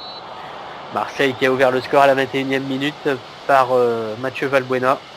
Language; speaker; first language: French; native; French